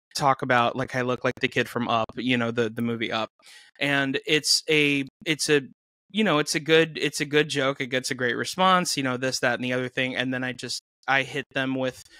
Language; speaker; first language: English; native; English